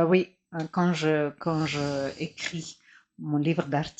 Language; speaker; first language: French; non-native, fluent; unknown